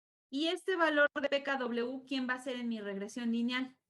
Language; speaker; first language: Spanish; native; Spanish